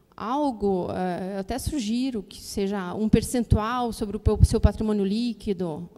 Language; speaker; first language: Portuguese; native; Portuguese